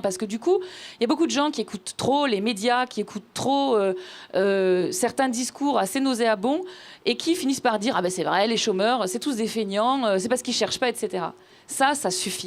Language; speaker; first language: French; native; French